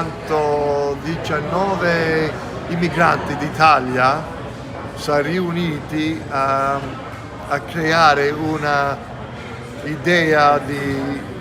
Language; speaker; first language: Italian; early bilingual, heritage; English